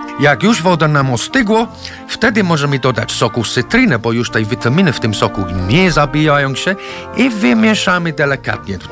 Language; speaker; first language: Polish; non-native, fluent; English